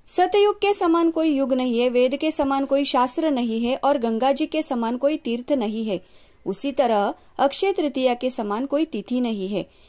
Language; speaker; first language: Hindi; non-native, local second language; Marathi